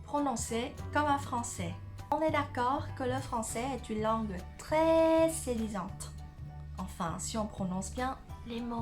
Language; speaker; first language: French; non-native, fluent; Vietnamese